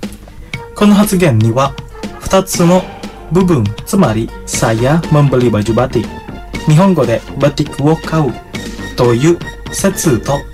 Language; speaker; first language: Japanese; non-native, fluent; Indonesian